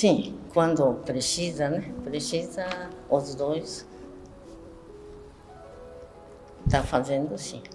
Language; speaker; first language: Portuguese; early bilingual, other home language; Japanese